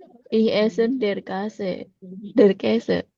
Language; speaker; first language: German; non-native, learner; Indonesian